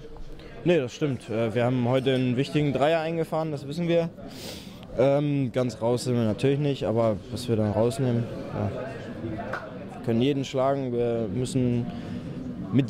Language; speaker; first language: German; native; German